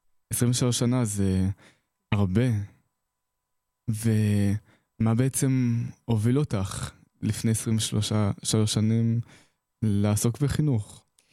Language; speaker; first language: Hebrew; native; Hebrew